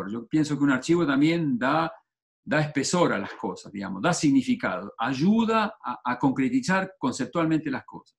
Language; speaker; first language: Spanish; native; Spanish